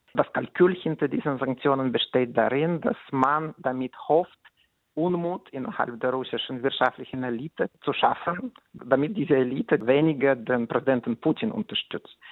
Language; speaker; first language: German; non-native, fluent; Russian